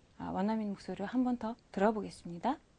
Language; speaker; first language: Korean; non-native, fluent; Mongolian